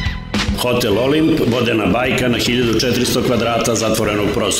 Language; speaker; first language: Serbian; native; Serbian